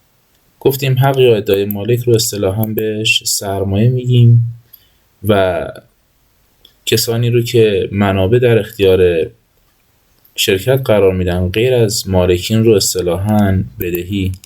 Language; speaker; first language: Persian; native; Persian